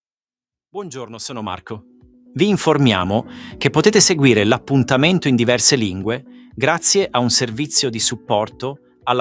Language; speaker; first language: Italian; native; Italian